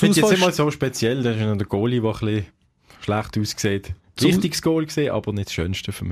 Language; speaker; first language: German; native; German